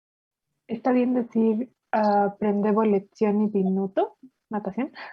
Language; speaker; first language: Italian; non-native, learner; Spanish